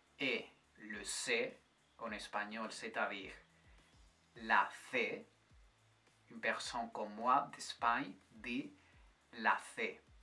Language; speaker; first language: French; non-native, fluent; Spanish